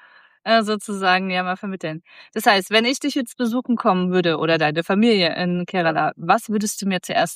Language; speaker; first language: German; native; German